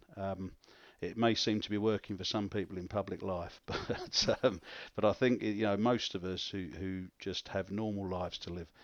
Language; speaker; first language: English; native; English